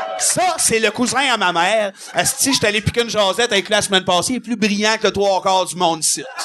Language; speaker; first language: French; native; French